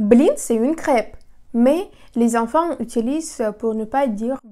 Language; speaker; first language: French; non-native, fluent; Russian